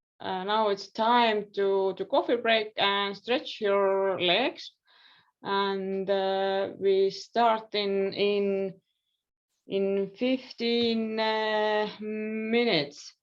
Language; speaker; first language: English; non-native, fluent; Estonian